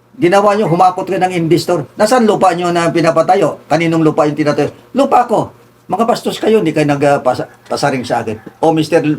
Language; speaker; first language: Filipino; non-native, local second language; Tausug